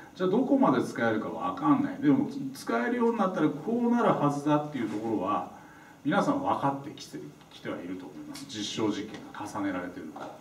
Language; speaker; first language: Japanese; native; Japanese